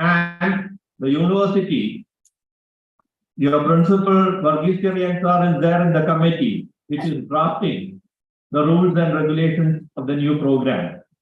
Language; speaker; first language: English; non-native, local second language; Malayalam